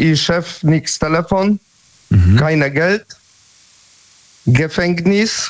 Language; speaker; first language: German; non-native, learner; Polish